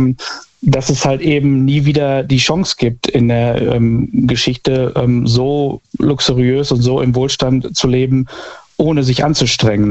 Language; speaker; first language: German; native; German